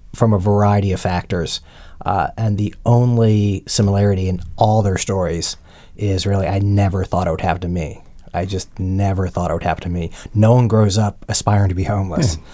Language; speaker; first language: English; native; English